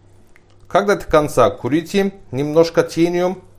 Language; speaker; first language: Russian; non-native, learner; Turkish